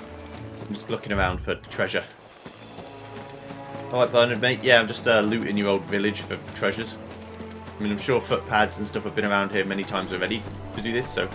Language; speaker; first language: English; native; English